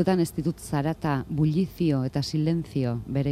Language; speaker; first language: Basque; native; Basque